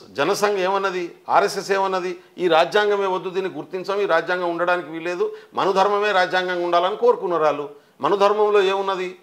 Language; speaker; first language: Telugu; non-native, local second language; Lambadi